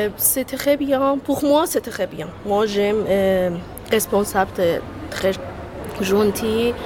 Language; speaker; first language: French; non-native, learner; Persian